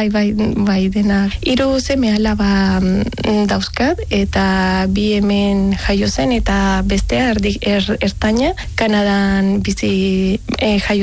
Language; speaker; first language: Basque; non-native, learner; Spanish